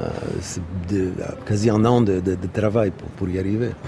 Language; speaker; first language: French; non-native, fluent; Polish